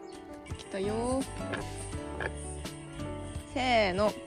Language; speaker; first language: Japanese; native; Japanese